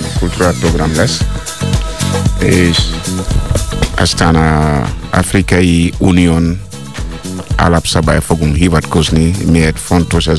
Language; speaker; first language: Hungarian; non-native, fluent; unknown